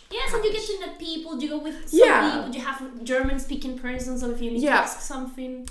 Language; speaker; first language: English; non-native, fluent; Spanish